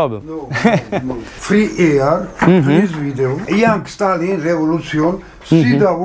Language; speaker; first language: English; non-native, learner; Georgian